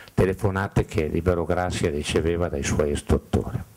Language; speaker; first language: Italian; native; Italian